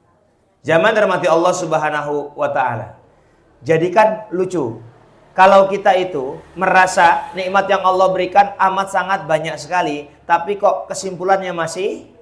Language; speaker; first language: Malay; non-native, local second language; Javanese